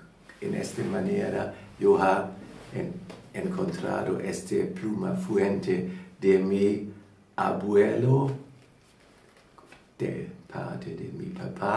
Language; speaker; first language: Spanish; non-native, learner; German